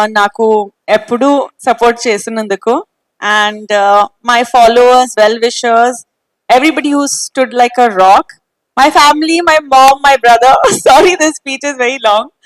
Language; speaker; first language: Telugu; non-native, fluent; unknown